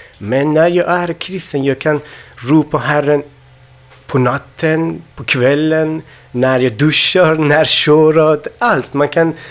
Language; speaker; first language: Swedish; non-native, learner; Persian